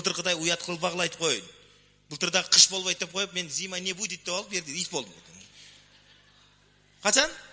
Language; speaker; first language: Kyrgyz; native; Kyrgyz